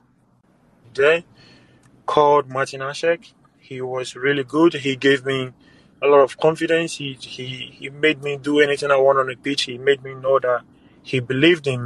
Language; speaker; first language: English; non-native, local second language; Ga